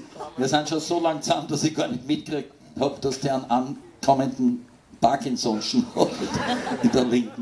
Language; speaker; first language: German; native; German